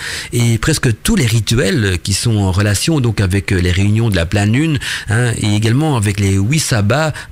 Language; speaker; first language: French; native; French